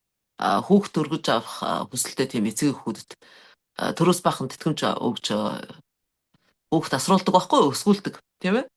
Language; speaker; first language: Mongolian; native; Mongolian